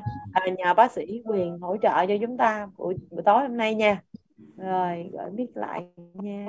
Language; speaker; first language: Vietnamese; native; Vietnamese